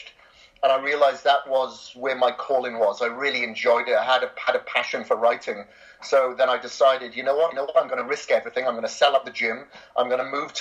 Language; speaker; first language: English; native; English